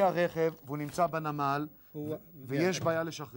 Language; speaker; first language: Hebrew; native; Hebrew